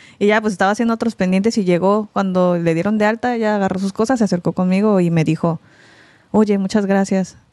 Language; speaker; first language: Spanish; early bilingual, other home language; Korean